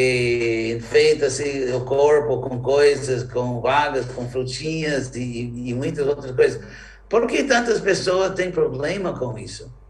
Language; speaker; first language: Portuguese; non-native, fluent; English